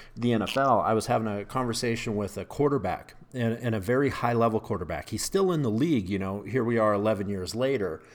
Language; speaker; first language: English; native; English